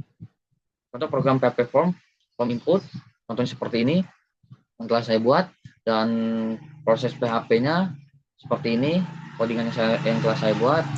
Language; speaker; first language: Indonesian; native; Indonesian